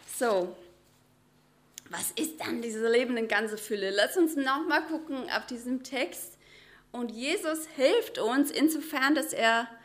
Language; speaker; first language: German; non-native, fluent; English